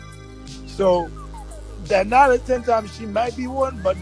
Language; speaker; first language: English; early bilingual, other home language; Haitian Creole